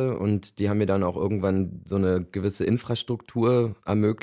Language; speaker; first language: German; native; German